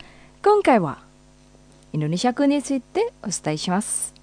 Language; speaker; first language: Japanese; non-native, fluent; Indonesian